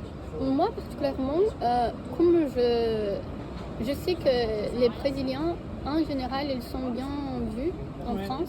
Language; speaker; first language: French; non-native, fluent; Portuguese